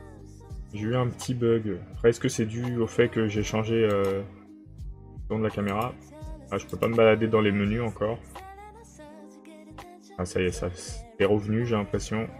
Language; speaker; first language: French; native; French